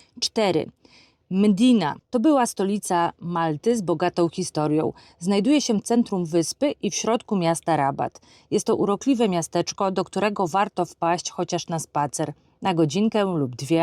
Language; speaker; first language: Polish; native; Polish